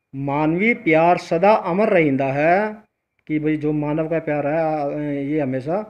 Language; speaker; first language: Hindi; non-native, local second language; Punjabi